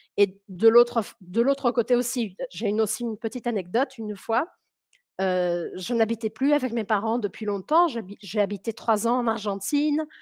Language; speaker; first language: French; early bilingual, heritage; French